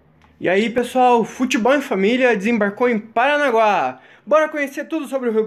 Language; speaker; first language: Portuguese; native; Portuguese